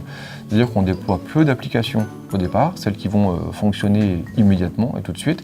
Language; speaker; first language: French; native; French